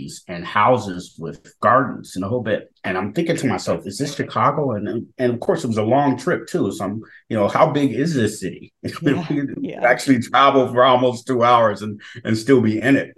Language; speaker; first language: English; native; English